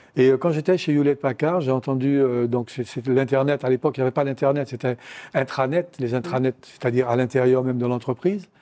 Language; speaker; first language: French; native; French